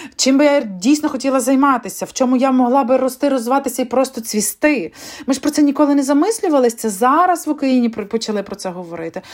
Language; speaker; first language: Ukrainian; native; Ukrainian